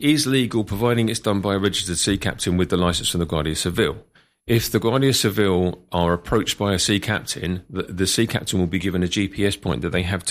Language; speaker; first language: English; native; English